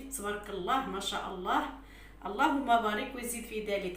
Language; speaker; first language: Arabic; native; Arabic